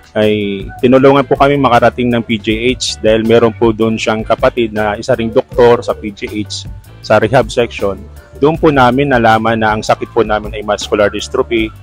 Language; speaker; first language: Filipino; non-native, local second language; Bikol